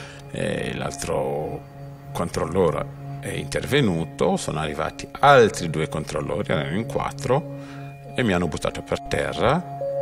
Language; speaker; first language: Italian; non-native, fluent; Wolof